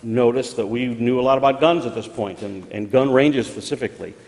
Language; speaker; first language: English; native; English